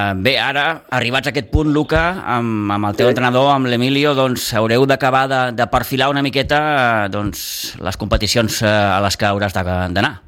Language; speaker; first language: Catalan; native; Catalan